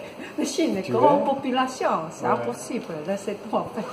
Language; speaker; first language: French; non-native, learner; Chinese